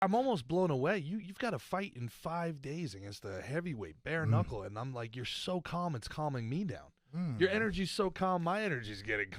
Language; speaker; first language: English; native; English